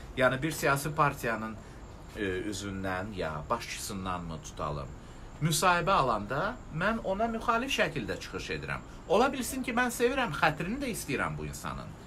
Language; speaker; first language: Azerbaijani; non-native, local second language; Russian